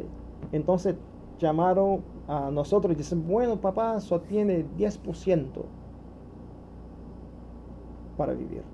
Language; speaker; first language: Spanish; non-native, learner; Portuguese